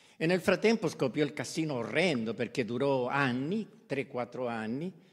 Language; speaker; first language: Italian; non-native, fluent; Spanish